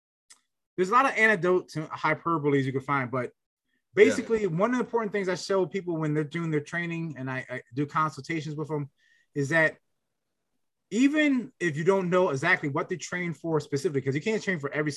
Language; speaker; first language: English; native; English